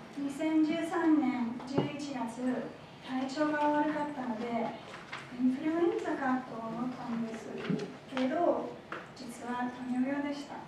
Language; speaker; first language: Japanese; non-native, fluent; English